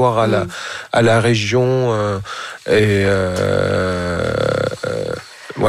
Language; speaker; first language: French; non-native, fluent; Arabic